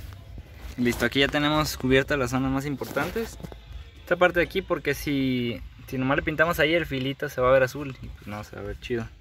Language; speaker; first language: Spanish; native; Spanish